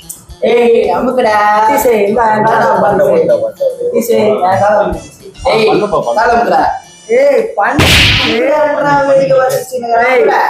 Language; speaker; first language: Tamil; native; Tamil